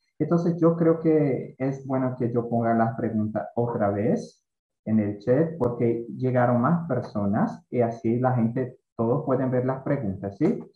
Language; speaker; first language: Spanish; non-native, fluent; Portuguese